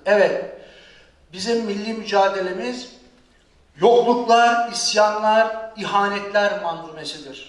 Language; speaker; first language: Turkish; native; Turkish